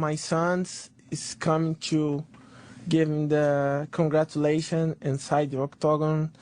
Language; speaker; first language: English; non-native, learner; Portuguese